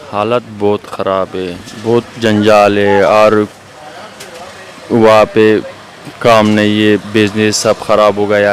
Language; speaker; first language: Hindi; non-native, learner; Persian